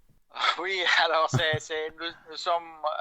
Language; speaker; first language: French; non-native, fluent; German